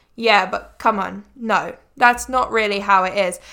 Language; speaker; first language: English; native; English